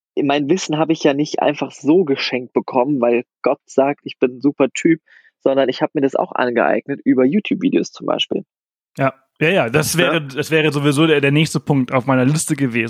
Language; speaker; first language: German; native; German